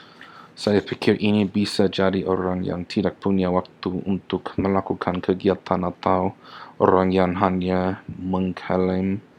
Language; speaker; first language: Indonesian; non-native, learner; English